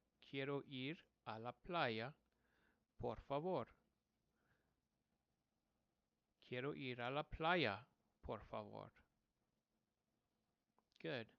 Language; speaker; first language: Spanish; non-native, fluent; English